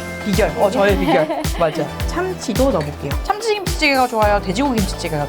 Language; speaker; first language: Korean; native; Korean